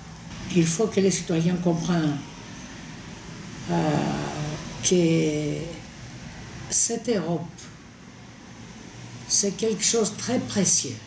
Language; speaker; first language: French; non-native, fluent; Greek